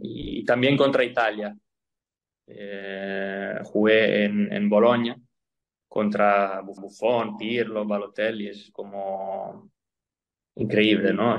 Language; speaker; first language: Spanish; non-native, fluent; Italian